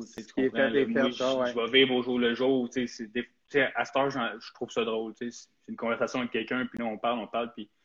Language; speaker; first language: French; native; French